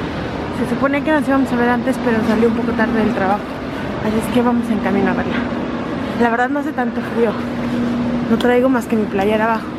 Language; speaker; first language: Spanish; native; Spanish